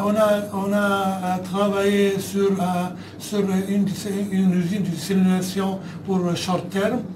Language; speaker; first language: French; non-native, fluent; Arabic